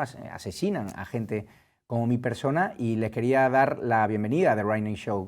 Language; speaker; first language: Spanish; native; Spanish